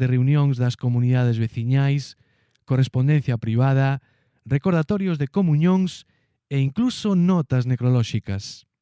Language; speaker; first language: Galician; native; Galician